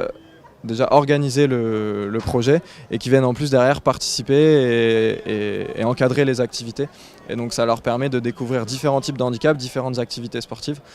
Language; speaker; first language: French; native; French